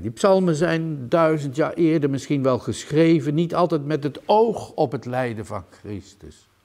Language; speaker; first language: Dutch; native; Dutch